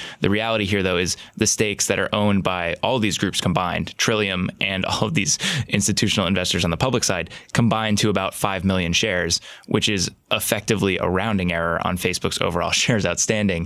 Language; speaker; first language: English; native; English